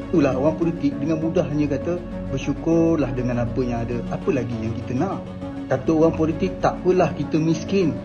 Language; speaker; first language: Malay; native; Malay